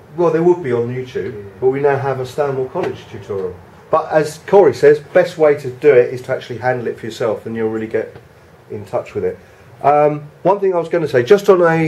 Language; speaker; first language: English; native; English